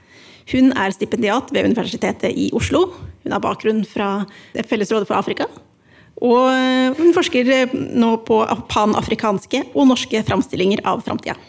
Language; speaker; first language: Norwegian; native; Norwegian